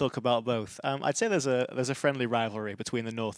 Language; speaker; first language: English; native; English